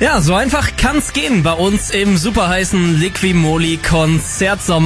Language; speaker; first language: German; native; German